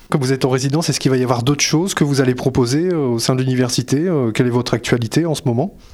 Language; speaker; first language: French; native; French